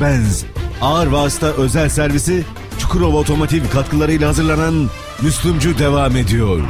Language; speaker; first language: Turkish; native; Turkish